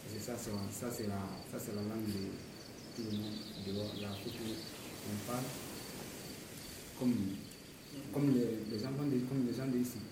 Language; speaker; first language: French; non-native, learner; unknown